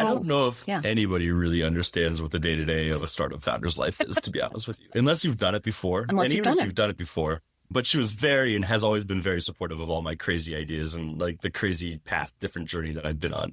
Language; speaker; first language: English; native; English